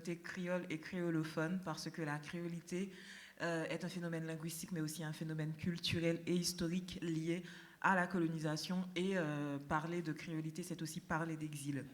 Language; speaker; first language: French; non-native, local second language; Haitian Creole